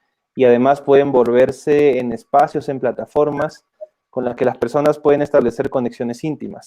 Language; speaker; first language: Spanish; native; Spanish